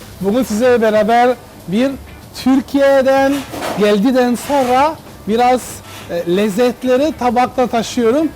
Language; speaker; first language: Turkish; non-native, learner; Italian